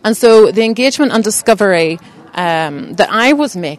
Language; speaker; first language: English; native; English